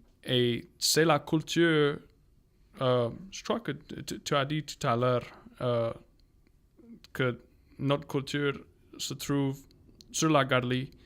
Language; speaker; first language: French; non-native, local second language; English